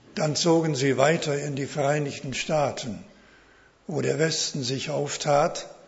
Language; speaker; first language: German; early bilingual, heritage; German